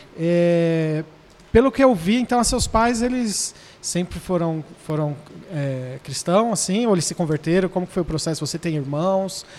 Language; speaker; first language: Portuguese; native; Portuguese